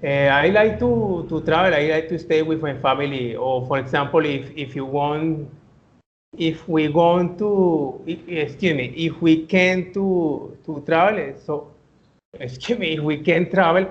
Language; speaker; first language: English; non-native, learner; Spanish